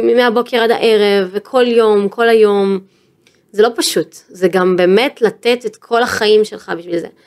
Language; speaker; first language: Hebrew; native; Hebrew